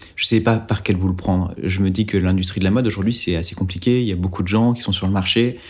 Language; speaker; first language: French; native; French